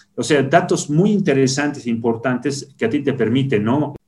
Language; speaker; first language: Spanish; native; Spanish